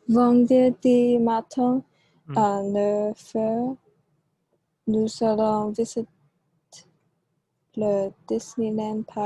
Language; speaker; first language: French; non-native, learner; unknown